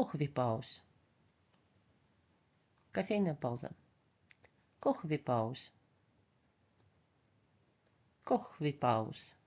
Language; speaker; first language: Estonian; non-native, local second language; Russian